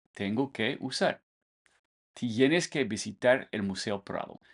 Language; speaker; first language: Spanish; non-native, fluent; English